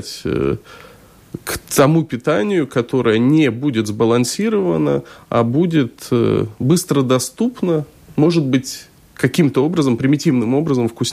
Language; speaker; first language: Russian; native; Russian